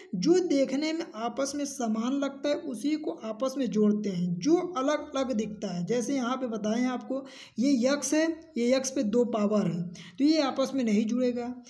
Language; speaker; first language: Hindi; native; Hindi